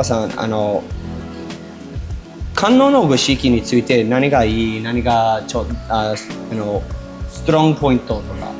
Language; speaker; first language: Japanese; non-native, learner; English